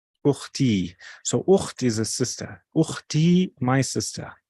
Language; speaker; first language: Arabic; non-native, fluent; English